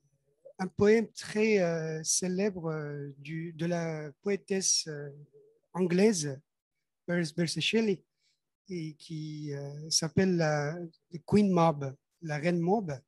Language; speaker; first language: French; non-native, fluent; Persian